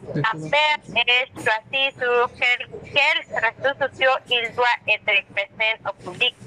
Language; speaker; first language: French; non-native, learner; Spanish